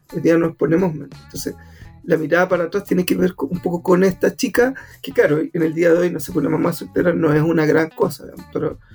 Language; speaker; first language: Spanish; native; Spanish